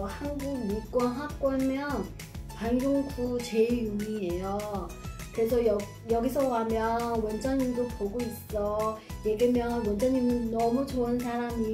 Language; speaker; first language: Korean; non-native, learner; Chinese